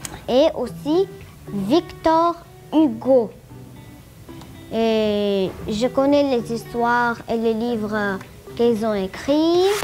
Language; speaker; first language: French; non-native, learner; Greek